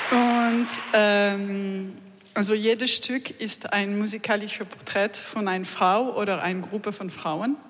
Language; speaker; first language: German; non-native, learner; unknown